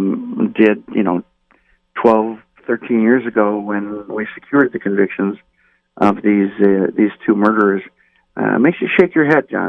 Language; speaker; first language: English; native; English